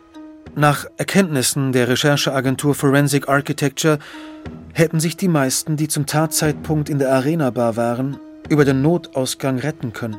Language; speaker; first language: German; native; German